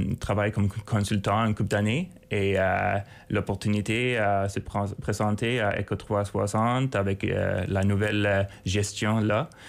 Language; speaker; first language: French; non-native, fluent; Swedish